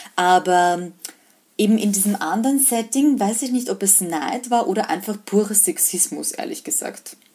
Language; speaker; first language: German; early bilingual, other home language; Serbian